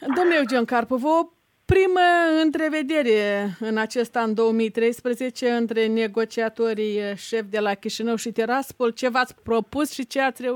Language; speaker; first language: Romanian; native; Romanian